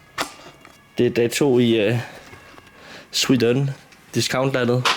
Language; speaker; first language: Danish; native; Danish